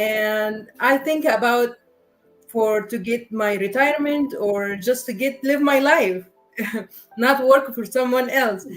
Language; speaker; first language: English; non-native, learner; Arabic